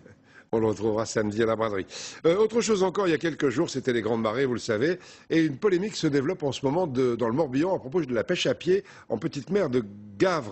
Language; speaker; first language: French; native; French